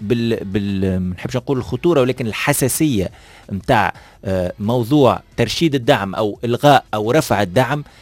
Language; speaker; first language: Arabic; native; Arabic